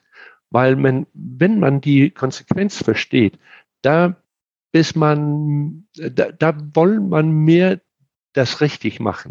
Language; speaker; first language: German; non-native, fluent; Danish